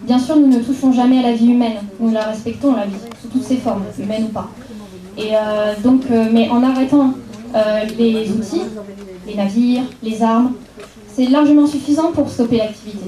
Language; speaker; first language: French; native; French